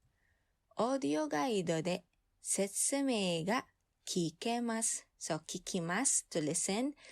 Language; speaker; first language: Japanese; non-native, fluent; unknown